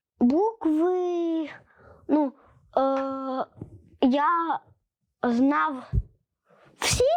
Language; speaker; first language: Ukrainian; non-native, local second language; Russian